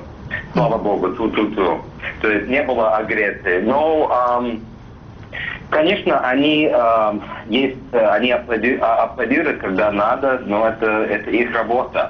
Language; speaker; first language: Russian; non-native, fluent; English